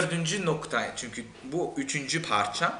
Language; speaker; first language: Turkish; non-native, fluent; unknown